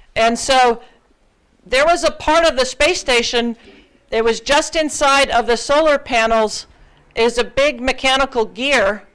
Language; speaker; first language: English; early bilingual, other home language; Ukrainian